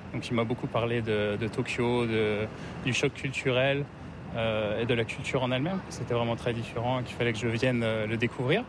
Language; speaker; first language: French; native; French